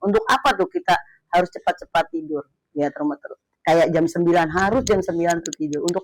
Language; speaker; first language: Indonesian; native; Indonesian